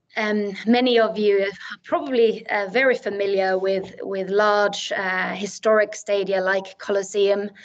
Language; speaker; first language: English; non-native, fluent; Swedish